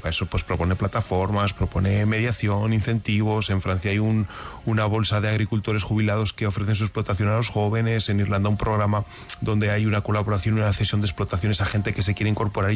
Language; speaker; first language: Spanish; native; Spanish